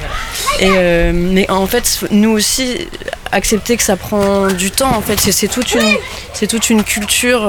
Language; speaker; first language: French; native; French